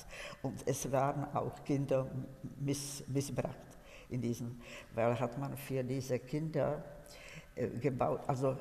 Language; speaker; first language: German; non-native, fluent; Czech